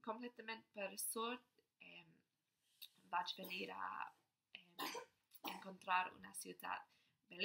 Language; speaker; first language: Catalan; non-native, learner; English